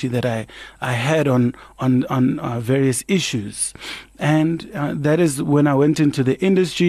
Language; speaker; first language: English; non-native, local second language; Tswana